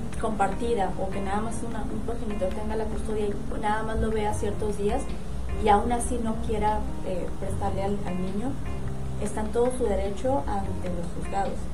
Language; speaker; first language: Spanish; native; Spanish